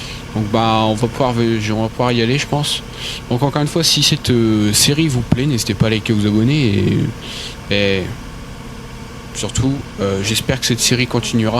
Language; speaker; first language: French; native; French